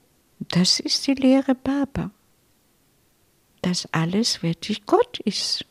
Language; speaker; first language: German; non-native, fluent; Italian